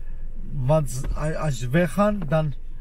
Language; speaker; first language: Dutch; non-native, fluent; Armenian